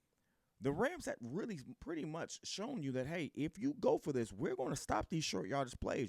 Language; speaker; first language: English; native; English